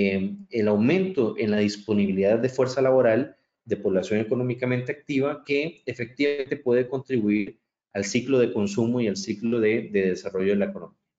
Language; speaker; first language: Spanish; native; Spanish